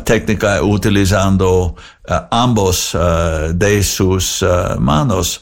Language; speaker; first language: Spanish; non-native, learner; English